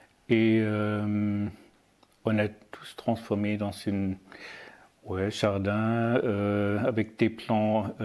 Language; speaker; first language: French; non-native, learner; German